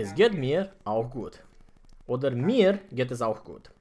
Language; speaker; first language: German; non-native, fluent; Romanian